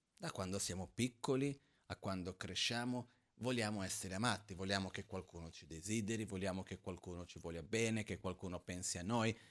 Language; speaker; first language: Italian; non-native, fluent; Portuguese